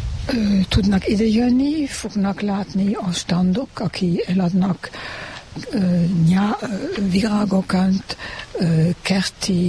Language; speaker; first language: Hungarian; non-native, learner; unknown